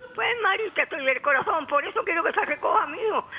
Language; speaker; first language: Spanish; native; Spanish